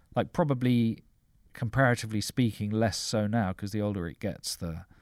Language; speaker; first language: English; native; English